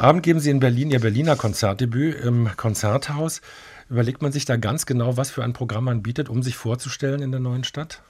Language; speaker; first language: German; native; German